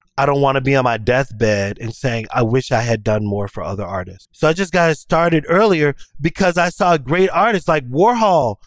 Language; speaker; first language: English; native; English